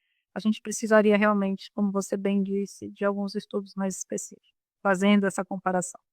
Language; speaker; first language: Portuguese; native; Portuguese